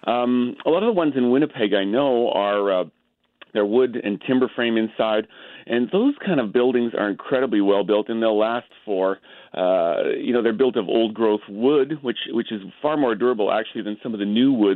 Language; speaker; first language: English; native; English